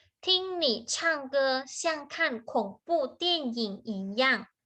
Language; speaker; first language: Chinese; non-native, fluent; Thai